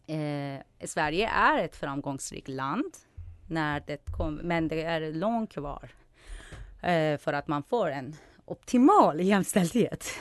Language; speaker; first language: Swedish; non-native, fluent; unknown